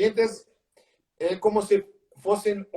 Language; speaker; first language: Spanish; non-native, learner; Portuguese